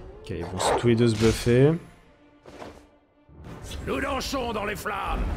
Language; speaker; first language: French; native; French